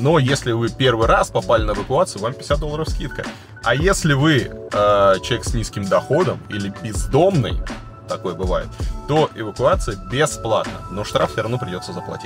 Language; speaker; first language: Russian; native; Russian